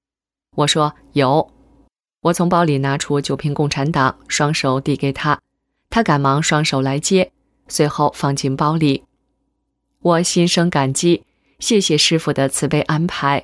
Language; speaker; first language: Chinese; native; Chinese